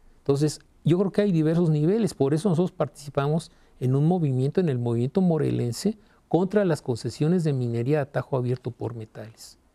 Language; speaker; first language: Spanish; native; Spanish